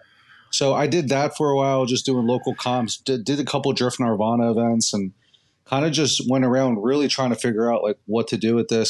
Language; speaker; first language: English; native; English